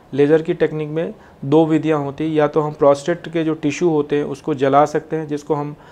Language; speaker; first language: Hindi; native; Hindi